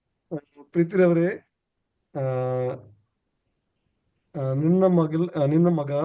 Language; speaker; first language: Kannada; non-native, learner; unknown